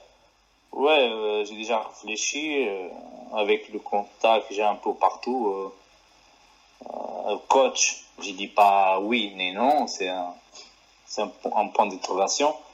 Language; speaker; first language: French; non-native, fluent; Portuguese